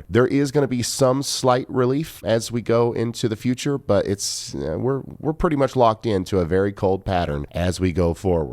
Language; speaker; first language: English; native; English